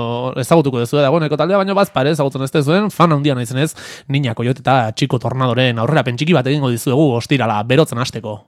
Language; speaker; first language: Basque; native; Basque